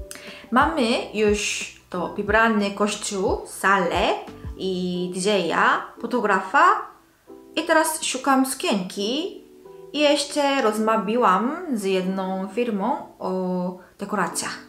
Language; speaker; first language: Polish; non-native, local second language; Korean